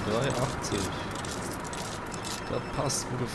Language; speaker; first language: German; native; German